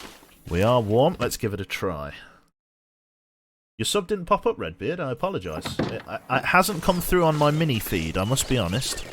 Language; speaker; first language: English; native; English